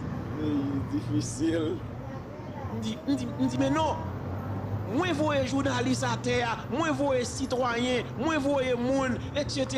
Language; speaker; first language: French; non-native, local second language; Haitian Creole